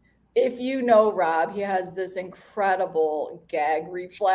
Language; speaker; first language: English; native; English